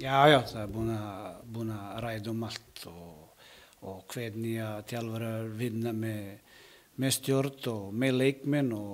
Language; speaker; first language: Icelandic; non-native, learner; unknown